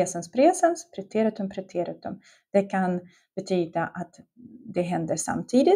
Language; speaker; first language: Swedish; non-native, fluent; Russian